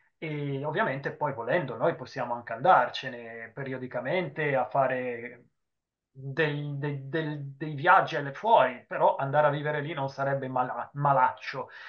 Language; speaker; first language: Italian; native; Italian